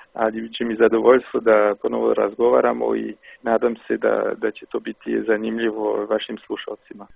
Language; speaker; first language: Serbian; non-native, fluent; French